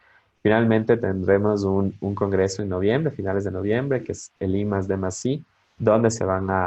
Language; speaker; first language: Spanish; native; Spanish